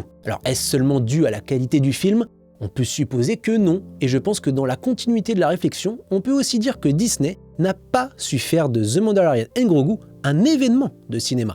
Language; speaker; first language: French; native; French